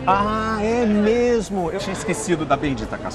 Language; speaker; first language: Portuguese; native; Portuguese